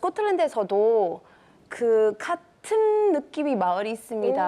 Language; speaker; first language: Korean; non-native, learner; English